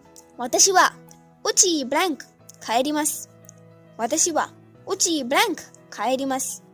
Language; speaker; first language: Japanese; non-native, fluent; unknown